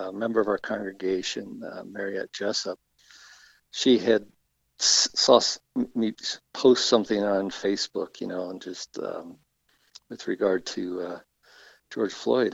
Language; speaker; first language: English; native; English